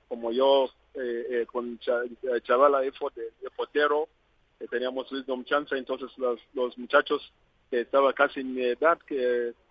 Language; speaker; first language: Spanish; non-native, learner; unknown